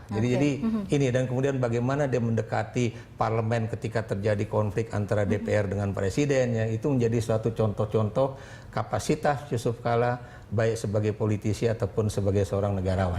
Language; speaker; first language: Indonesian; native; Indonesian